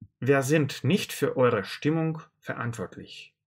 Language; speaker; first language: German; non-native, fluent; Russian